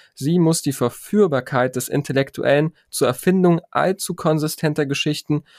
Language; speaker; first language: German; native; German